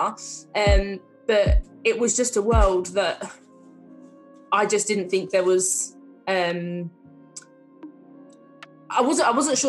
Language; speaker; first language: English; native; English